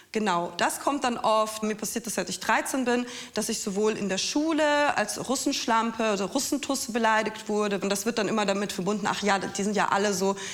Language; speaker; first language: German; non-native, fluent; Russian